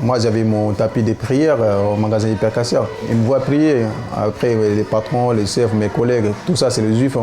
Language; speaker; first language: French; non-native, local second language; Soninke